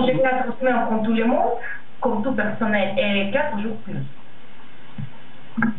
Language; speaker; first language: French; non-native, learner; Russian